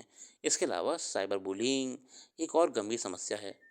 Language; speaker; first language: Hindi; native; Hindi